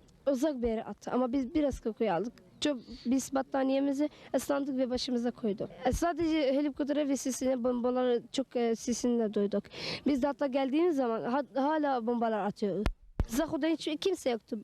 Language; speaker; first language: Turkish; non-native, learner; Kurdish